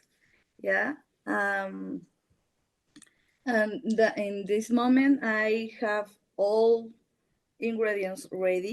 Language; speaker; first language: English; non-native, learner; Spanish